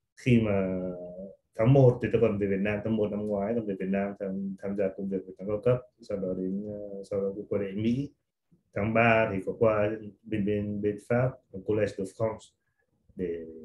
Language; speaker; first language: Vietnamese; native; Vietnamese